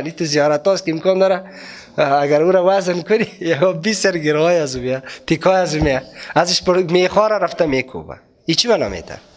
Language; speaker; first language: Persian; native; Persian